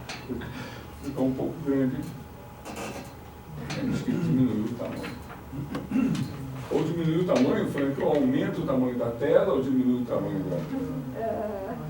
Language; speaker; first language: Portuguese; non-native, fluent; Spanish